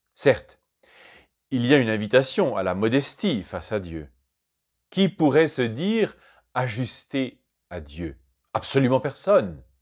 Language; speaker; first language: French; native; French